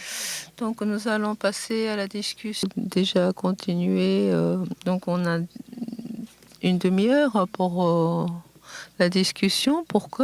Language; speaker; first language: French; non-native, fluent; Japanese